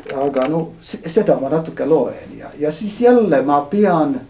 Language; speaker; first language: Estonian; non-native, fluent; Latvian